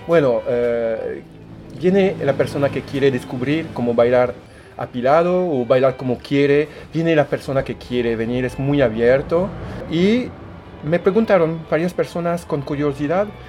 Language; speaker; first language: Spanish; non-native, fluent; French